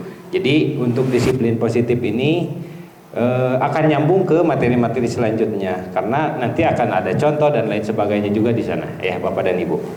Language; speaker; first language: Indonesian; native; Indonesian